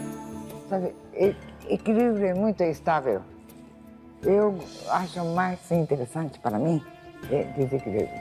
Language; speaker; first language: Portuguese; non-native, fluent; Japanese